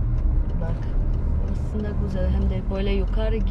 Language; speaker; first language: Turkish; non-native, learner; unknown